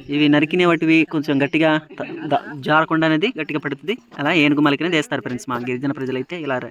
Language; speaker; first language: Telugu; non-native, local second language; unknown